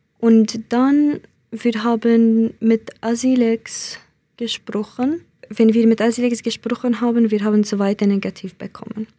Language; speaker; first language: German; non-native, learner; Central Kurdish